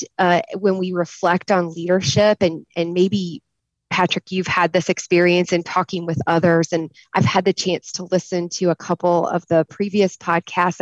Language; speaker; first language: English; native; English